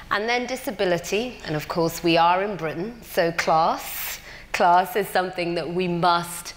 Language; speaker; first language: English; native; English